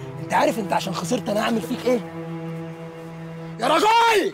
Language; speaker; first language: Arabic; native; Arabic